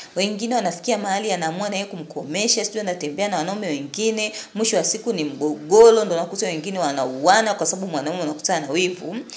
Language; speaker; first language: Swahili; native; Swahili